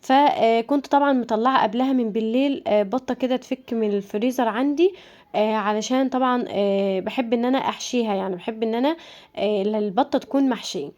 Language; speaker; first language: Arabic; native; Arabic